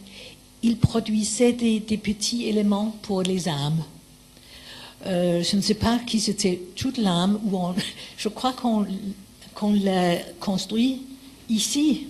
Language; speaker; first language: French; non-native, fluent; Danish